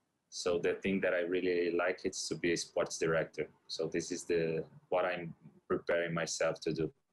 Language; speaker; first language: English; non-native, fluent; Portuguese